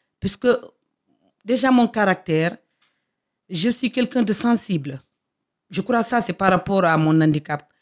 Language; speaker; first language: French; non-native, local second language; Fula